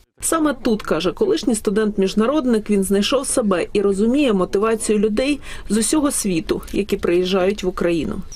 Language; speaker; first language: Ukrainian; native; Ukrainian